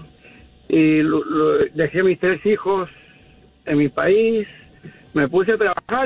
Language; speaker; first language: Spanish; native; Spanish